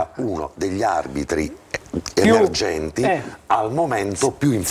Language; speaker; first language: Italian; native; Italian